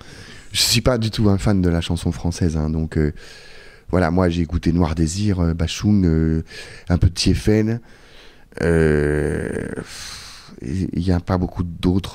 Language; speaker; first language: French; native; French